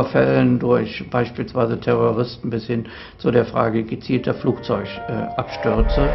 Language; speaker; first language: German; native; German